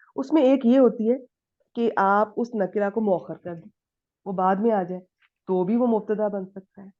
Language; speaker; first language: Urdu; native; Urdu